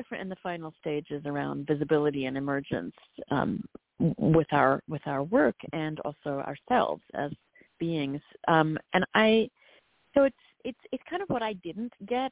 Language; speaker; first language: English; native; English